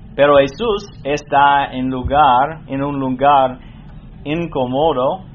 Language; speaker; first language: Spanish; non-native, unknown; English